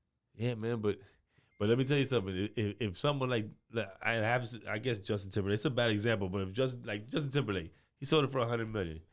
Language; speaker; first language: English; native; English